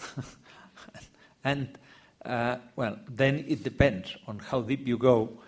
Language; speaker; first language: English; non-native, fluent; Spanish